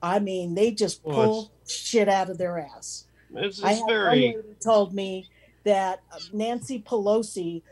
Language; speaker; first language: English; native; English